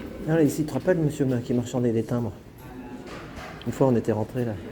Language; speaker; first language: French; native; French